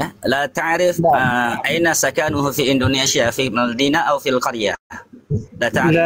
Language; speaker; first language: Arabic; non-native, learner; Indonesian